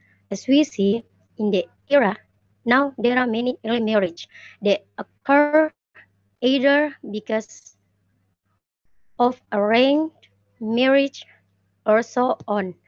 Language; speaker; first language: English; non-native, learner; Indonesian